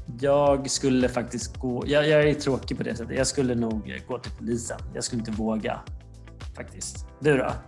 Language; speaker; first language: Swedish; early bilingual, other home language; Georgian